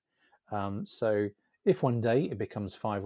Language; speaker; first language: English; native; English